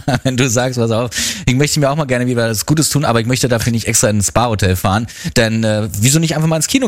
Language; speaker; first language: German; native; German